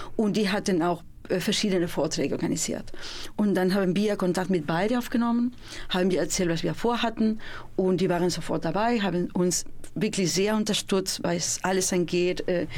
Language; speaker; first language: German; non-native, fluent; Spanish